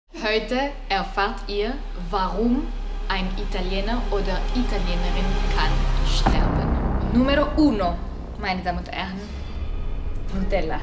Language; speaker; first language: German; non-native, learner; Italian